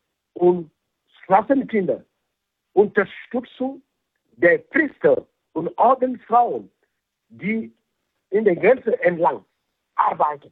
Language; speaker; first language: German; non-native, fluent; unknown